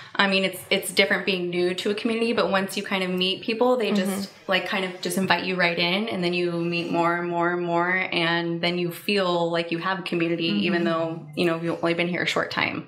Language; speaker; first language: English; native; English